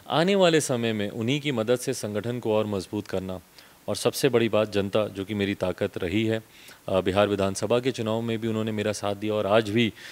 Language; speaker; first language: Hindi; native; Hindi